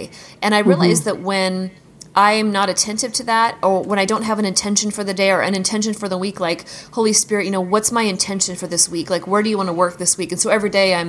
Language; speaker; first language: English; native; English